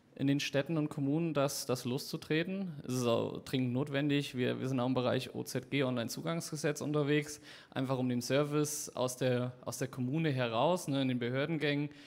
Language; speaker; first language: German; native; German